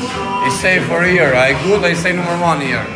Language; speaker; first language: English; non-native, learner; Albanian